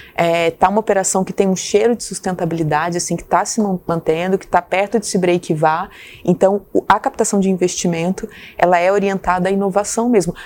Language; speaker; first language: Portuguese; native; Portuguese